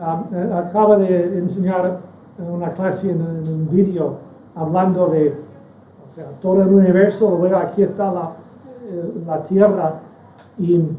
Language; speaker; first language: Spanish; non-native, fluent; English